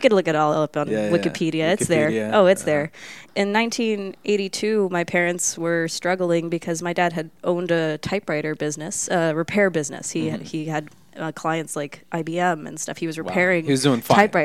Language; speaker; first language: English; early bilingual, other home language; Spanish